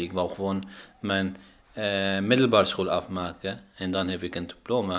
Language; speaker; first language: Dutch; non-native, fluent; Arabic